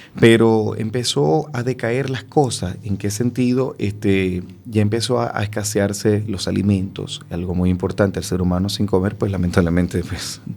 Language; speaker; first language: Spanish; native; Spanish